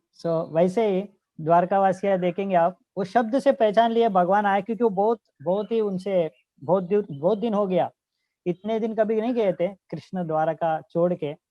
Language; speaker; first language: Hindi; non-native, local second language; Telugu